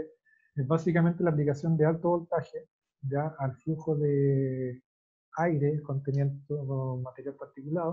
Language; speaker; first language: Spanish; native; Spanish